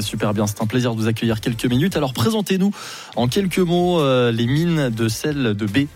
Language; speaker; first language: French; native; French